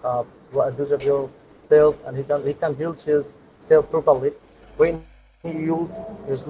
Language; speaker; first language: English; non-native, learner; Bangla